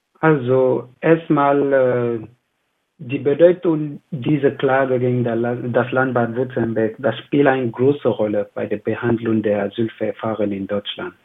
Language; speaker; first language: German; non-native, fluent; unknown